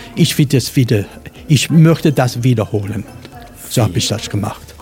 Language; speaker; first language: German; non-native, learner; English